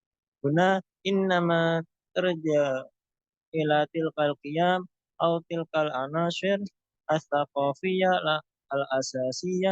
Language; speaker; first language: Arabic; non-native, learner; Indonesian